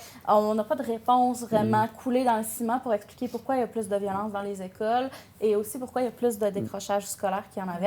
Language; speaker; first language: French; native; French